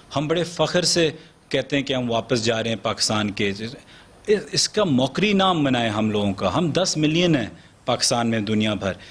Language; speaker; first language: Urdu; early bilingual, heritage; Urdu